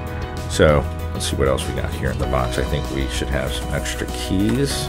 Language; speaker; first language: English; native; English